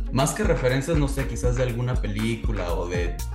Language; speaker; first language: Spanish; native; Spanish